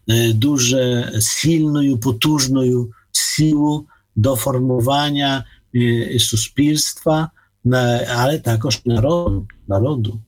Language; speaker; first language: Ukrainian; non-native, fluent; Polish